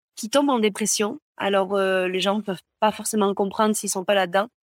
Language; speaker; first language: French; native; French